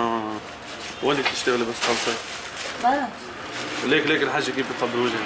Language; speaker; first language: Hebrew; native; Hebrew